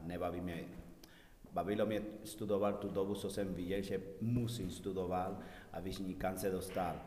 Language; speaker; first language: Czech; non-native, learner; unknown